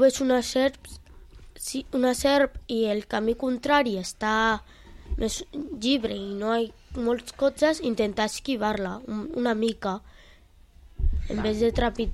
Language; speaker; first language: Catalan; non-native, local second language; Spanish